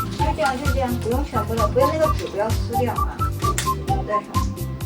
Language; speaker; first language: Chinese; native; Chinese